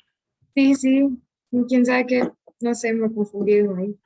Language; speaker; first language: Spanish; native; Spanish